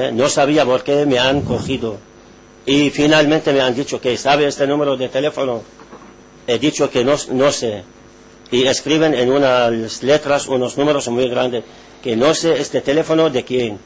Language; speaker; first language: Spanish; non-native, learner; Arabic